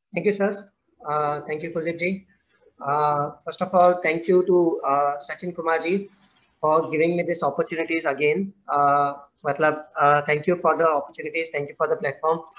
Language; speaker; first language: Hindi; non-native, local second language; Gujarati